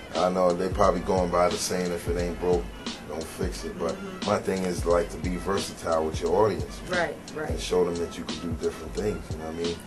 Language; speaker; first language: English; native; English